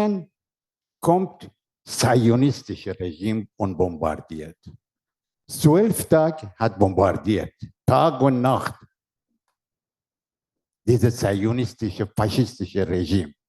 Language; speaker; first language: German; non-native, learner; Persian